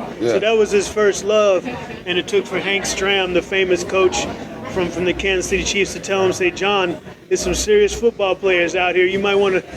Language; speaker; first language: English; native; English